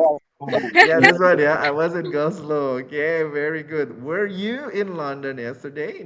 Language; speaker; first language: English; non-native, fluent; Indonesian